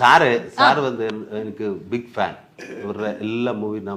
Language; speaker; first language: Tamil; non-native, learner; Malayalam